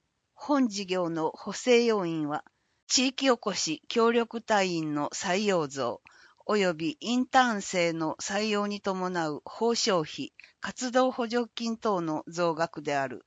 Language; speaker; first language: Japanese; native; Japanese